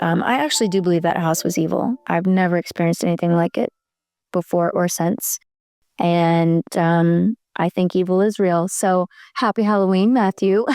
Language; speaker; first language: English; native; English